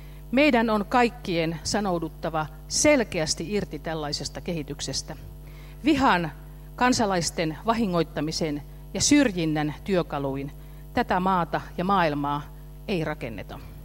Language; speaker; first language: Finnish; native; Finnish